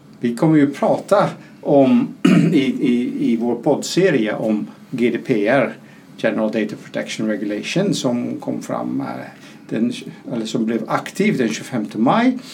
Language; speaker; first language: Swedish; non-native, fluent; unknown